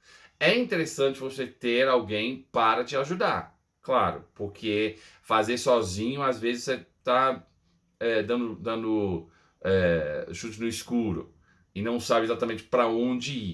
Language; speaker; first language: Portuguese; non-native, fluent; English